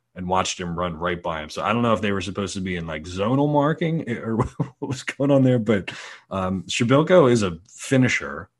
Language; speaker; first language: English; native; English